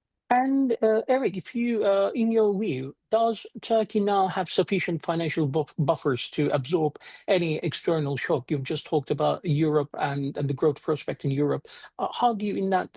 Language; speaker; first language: English; non-native, fluent; Turkish